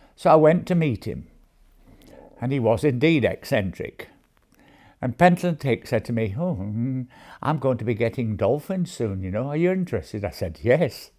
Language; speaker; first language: English; native; English